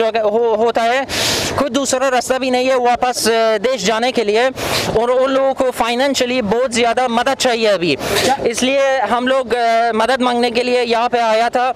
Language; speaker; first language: Hindi; non-native, fluent; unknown